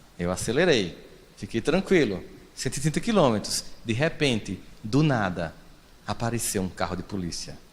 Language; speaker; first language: Portuguese; native; Portuguese